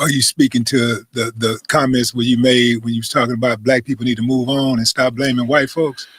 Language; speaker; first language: English; native; English